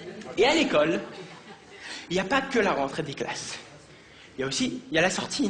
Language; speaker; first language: French; native; French